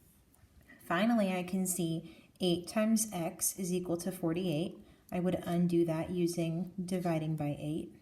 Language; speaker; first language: English; native; English